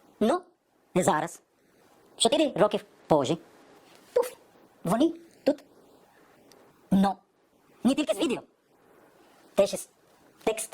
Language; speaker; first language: Ukrainian; non-native, learner; Spanish